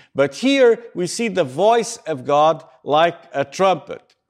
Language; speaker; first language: English; native; English